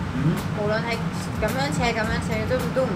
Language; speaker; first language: Cantonese; native; Cantonese